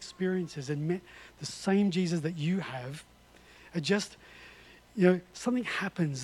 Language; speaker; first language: English; native; English